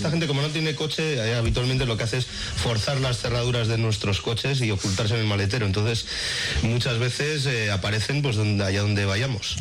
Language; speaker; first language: Spanish; native; Spanish